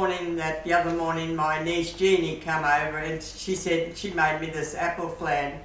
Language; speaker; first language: English; native; English